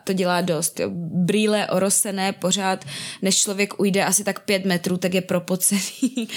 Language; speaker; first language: Czech; native; Czech